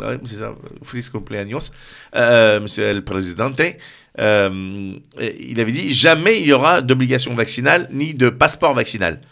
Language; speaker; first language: French; native; French